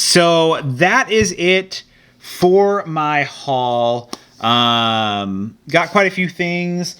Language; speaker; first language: English; native; English